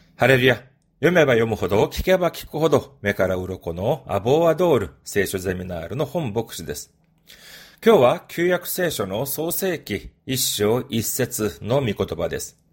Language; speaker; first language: Japanese; non-native, fluent; Korean